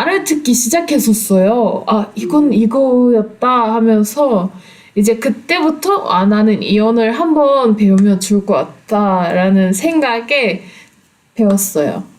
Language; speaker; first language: Korean; non-native, fluent; Turkish